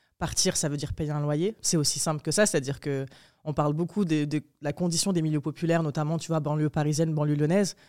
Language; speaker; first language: French; early bilingual, other home language; Arabic